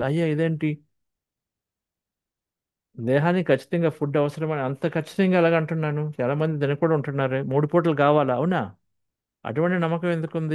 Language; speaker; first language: Telugu; native; Telugu